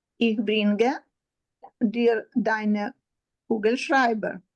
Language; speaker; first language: German; non-native, learner; Ukrainian